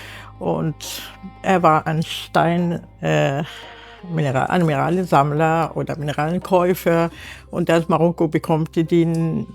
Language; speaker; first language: German; non-native, learner; Arabic